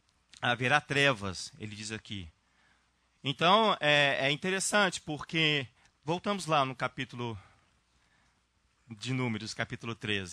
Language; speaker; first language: Portuguese; native; Portuguese